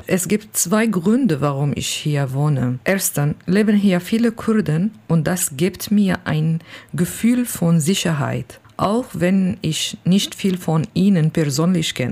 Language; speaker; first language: German; non-native, fluent; Kurdish